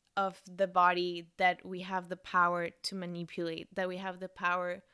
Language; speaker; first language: English; non-native, fluent; Spanish